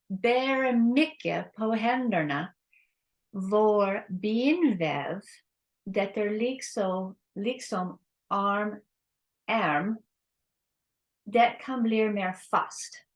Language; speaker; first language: Swedish; non-native, learner; English